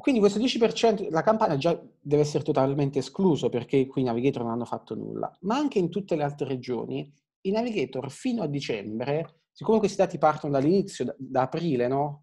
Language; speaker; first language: Italian; native; Italian